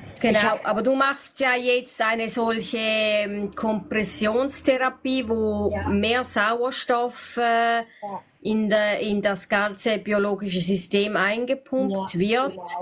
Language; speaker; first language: German; native; German